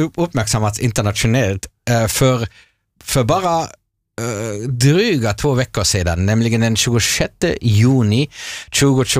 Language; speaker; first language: Swedish; non-native, fluent; German